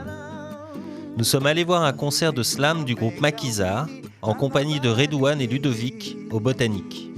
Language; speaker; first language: French; native; French